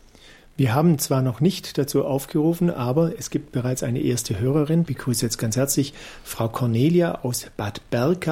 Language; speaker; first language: German; native; German